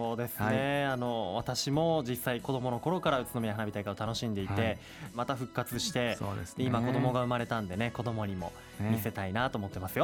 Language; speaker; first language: Japanese; native; Japanese